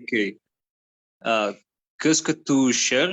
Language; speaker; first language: French; non-native, learner; Spanish